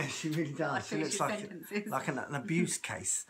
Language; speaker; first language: English; native; English